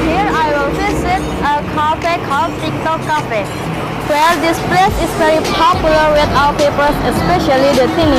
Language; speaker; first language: English; non-native, learner; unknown